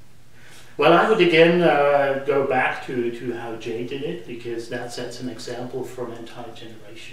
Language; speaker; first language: English; non-native, fluent; German